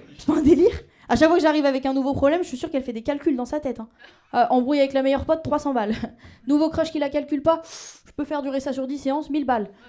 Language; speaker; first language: French; native; French